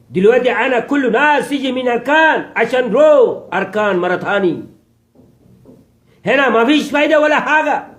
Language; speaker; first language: Arabic; non-native, learner; Rohingya